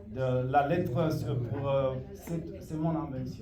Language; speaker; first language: French; non-native, fluent; Romanian